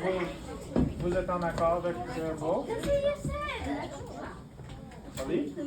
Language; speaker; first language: French; non-native, local second language; English